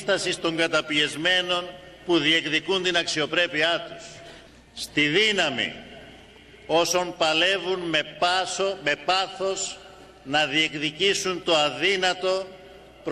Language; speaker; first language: Greek; native; Greek